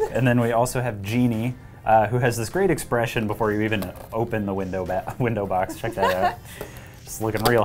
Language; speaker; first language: English; native; English